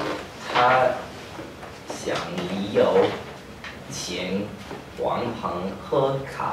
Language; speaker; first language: Chinese; non-native, learner; English